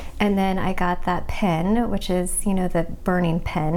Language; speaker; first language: English; native; English